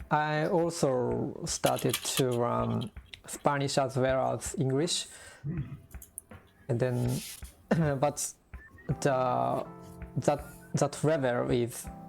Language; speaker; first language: English; non-native, learner; Japanese